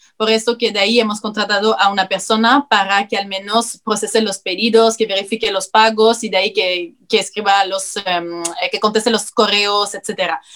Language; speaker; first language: Spanish; non-native, fluent; French